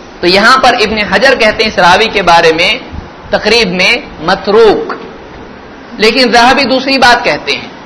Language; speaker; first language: Urdu; native; Urdu